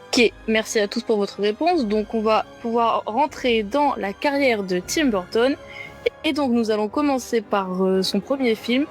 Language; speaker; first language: French; native; French